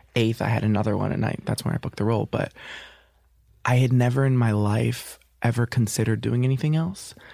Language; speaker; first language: English; native; English